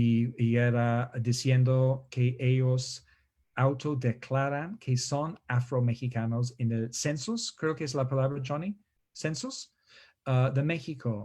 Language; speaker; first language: Spanish; non-native, fluent; English